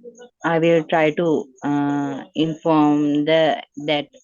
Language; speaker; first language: English; non-native, learner; Sinhala